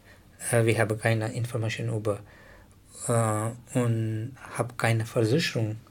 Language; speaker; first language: German; non-native, learner; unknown